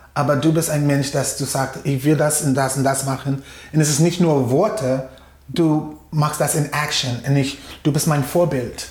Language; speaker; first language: German; non-native, fluent; English